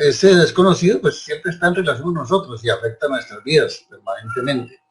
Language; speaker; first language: Spanish; native; Spanish